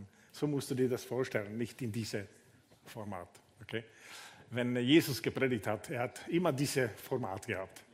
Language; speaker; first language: German; non-native, fluent; Italian